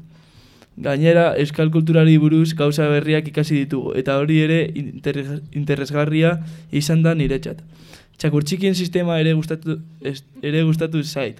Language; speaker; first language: Basque; non-native, local second language; Spanish